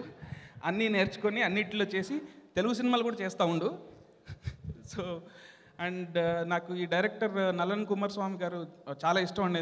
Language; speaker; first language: Telugu; native; Telugu